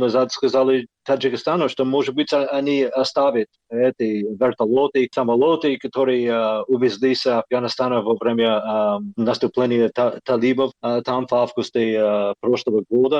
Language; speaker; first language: Russian; non-native, fluent; English